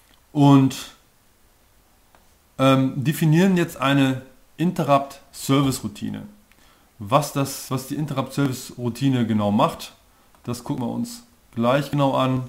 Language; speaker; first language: German; native; German